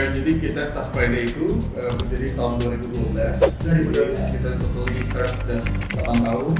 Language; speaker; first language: Indonesian; native; Indonesian